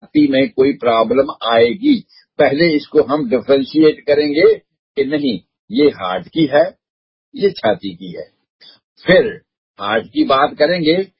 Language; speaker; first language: Hindi; non-native, local second language; Punjabi